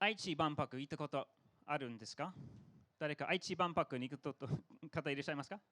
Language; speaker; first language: Japanese; non-native, fluent; English